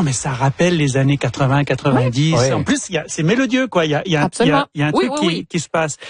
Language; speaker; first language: French; native; French